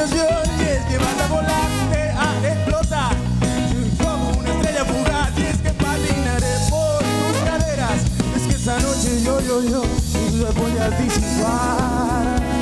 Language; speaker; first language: Spanish; native; Spanish